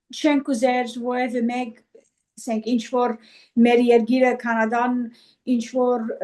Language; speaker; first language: Armenian; early bilingual, heritage; Armenian